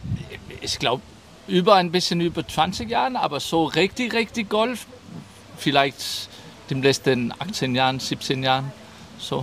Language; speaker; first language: German; non-native, learner; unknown